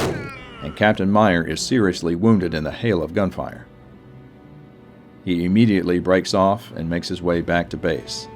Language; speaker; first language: English; native; English